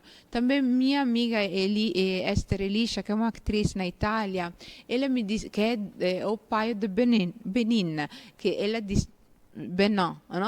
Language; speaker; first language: Portuguese; non-native, fluent; Italian